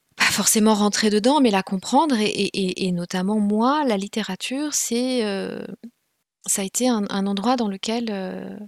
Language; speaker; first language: French; non-native, local second language; Kinyarwanda